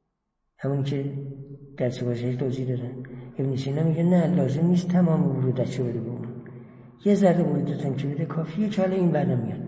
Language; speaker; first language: Persian; native; Persian